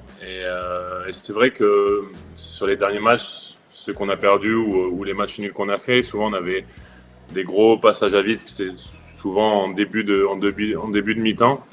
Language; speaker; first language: French; native; French